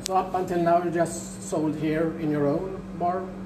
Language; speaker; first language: English; non-native, fluent; Swedish